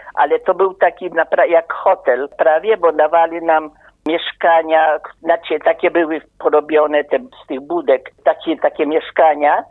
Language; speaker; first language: Polish; native; Polish